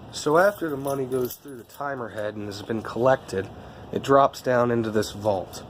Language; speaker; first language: English; native; English